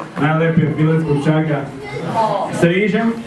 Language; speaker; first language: Polish; non-native, learner; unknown